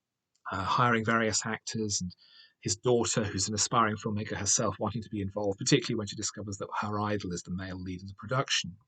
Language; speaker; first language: English; native; English